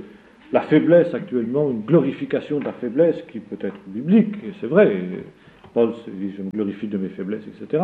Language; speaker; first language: French; native; French